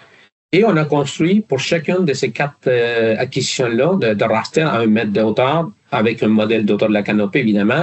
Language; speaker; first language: French; non-native, fluent; Spanish